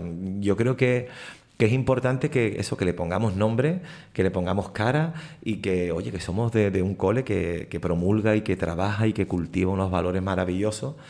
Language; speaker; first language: Spanish; native; Spanish